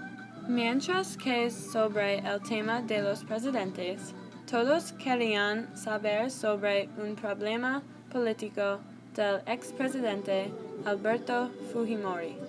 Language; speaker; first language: Spanish; non-native, learner; English